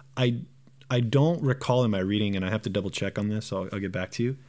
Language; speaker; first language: English; early bilingual, other home language; Romanian